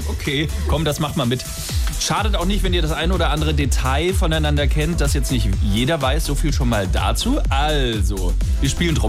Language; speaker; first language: German; native; German